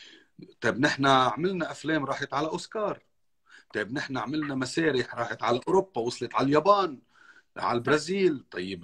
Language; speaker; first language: Arabic; native; Arabic